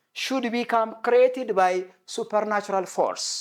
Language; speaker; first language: English; non-native, local second language; Amharic